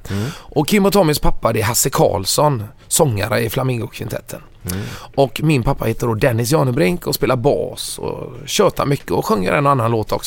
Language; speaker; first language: Swedish; native; Swedish